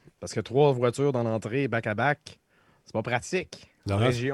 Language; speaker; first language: French; native; French